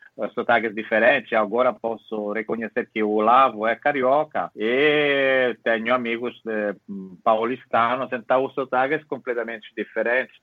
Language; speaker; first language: Portuguese; non-native, fluent; Italian